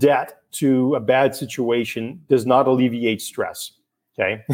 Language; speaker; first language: English; native; English